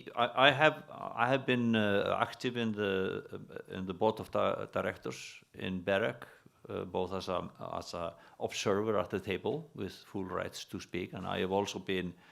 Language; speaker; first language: English; non-native, fluent; Icelandic